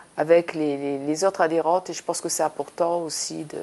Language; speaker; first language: French; native; French